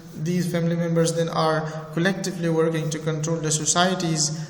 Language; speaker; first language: English; non-native, fluent; Persian